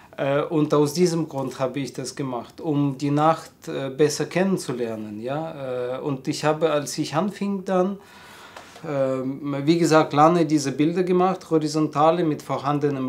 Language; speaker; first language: German; non-native, fluent; Russian